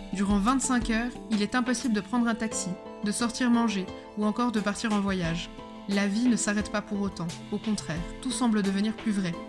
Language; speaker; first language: French; early bilingual, other home language; Hebrew